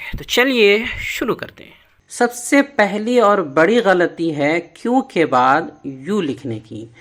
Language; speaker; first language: Urdu; native; Urdu